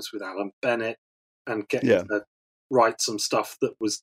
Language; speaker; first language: English; native; English